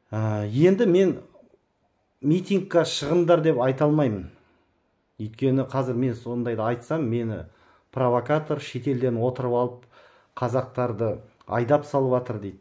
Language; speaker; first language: Kazakh; native; Kazakh